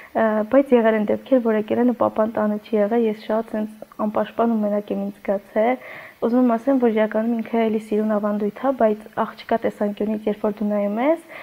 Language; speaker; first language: Armenian; non-native, local second language; Kurdish